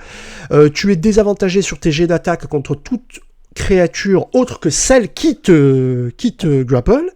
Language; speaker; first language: French; native; French